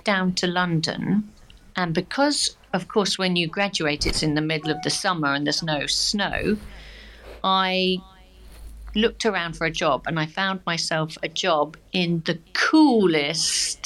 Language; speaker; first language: English; native; English